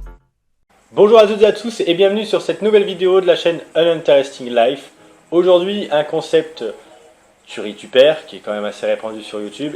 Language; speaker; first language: French; native; French